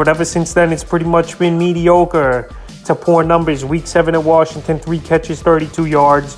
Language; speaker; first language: English; native; English